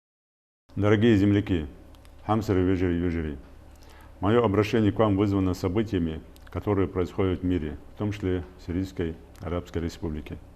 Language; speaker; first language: Russian; non-native, local second language; Ingush